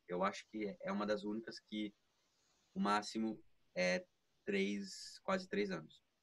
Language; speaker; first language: Portuguese; early bilingual, heritage; Portuguese